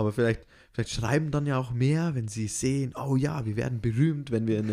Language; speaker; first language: German; native; German